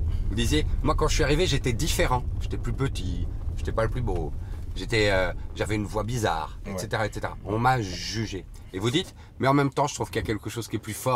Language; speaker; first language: French; native; French